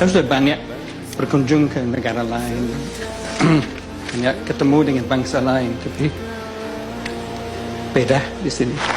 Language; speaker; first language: Indonesian; non-native, fluent; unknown